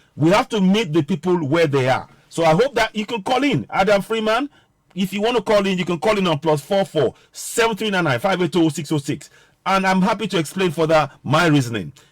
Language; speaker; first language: English; non-native, local second language; Yoruba